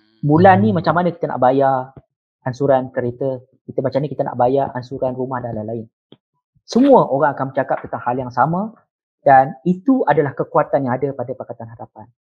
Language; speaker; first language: Malay; native; Malay